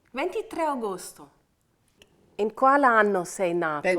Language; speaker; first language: Italian; non-native, fluent; German